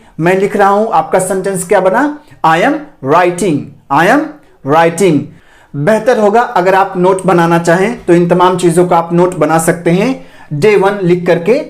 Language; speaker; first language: Hindi; native; Hindi